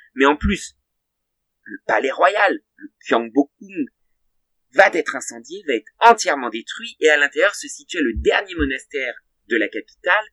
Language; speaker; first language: French; native; French